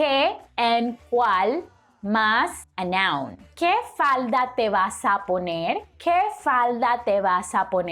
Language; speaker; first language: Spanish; non-native, fluent; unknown